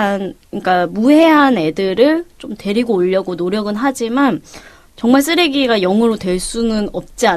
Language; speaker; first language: Korean; native; Korean